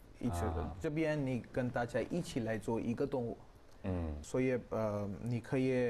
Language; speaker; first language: Chinese; non-native, learner; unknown